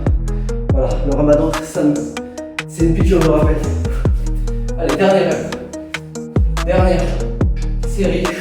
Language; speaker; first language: French; native; French